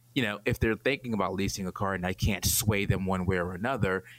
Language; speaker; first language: English; native; English